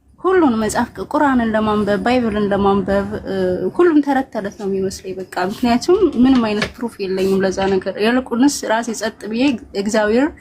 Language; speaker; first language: Amharic; native; Amharic